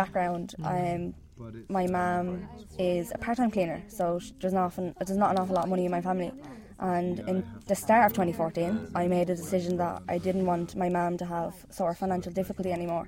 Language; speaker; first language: English; native; English